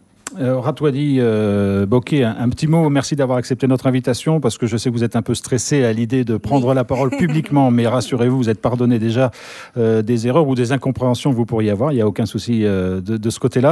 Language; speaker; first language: French; native; French